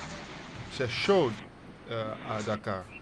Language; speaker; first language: French; non-native, learner; Dutch